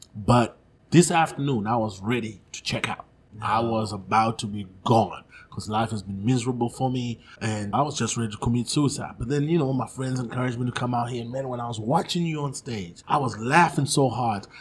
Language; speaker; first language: English; non-native, local second language; Shona